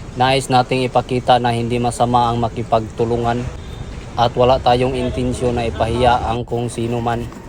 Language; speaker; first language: Filipino; non-native, local second language; Cebuano